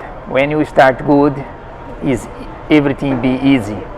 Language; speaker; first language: English; non-native, learner; Portuguese